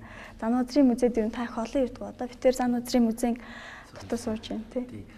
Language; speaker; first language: Mongolian; native; Mongolian